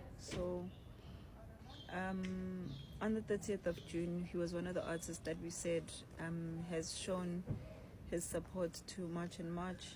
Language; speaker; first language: English; non-native, local second language; Zulu